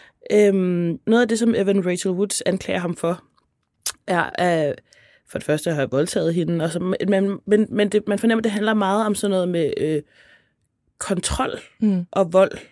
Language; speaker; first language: Danish; native; Danish